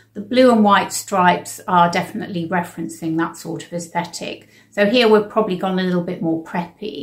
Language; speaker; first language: English; native; English